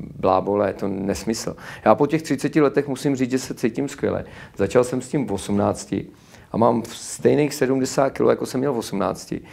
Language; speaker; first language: Czech; native; Czech